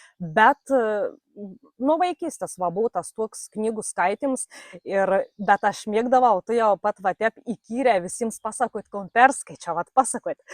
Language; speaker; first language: Lithuanian; native; Lithuanian